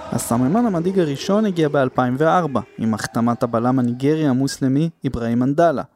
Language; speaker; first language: Hebrew; native; Hebrew